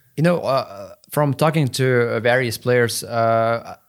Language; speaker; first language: English; non-native, fluent; Lithuanian